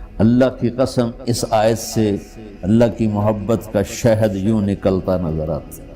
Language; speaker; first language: Urdu; non-native, local second language; Punjabi